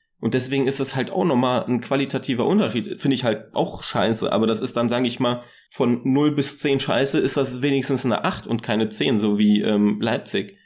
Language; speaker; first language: German; native; German